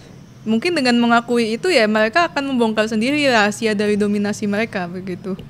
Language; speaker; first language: Indonesian; native; Indonesian